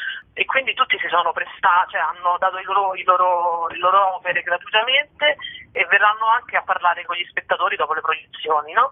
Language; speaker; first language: Italian; native; Italian